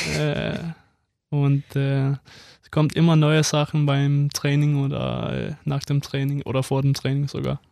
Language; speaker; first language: German; non-native, fluent; Danish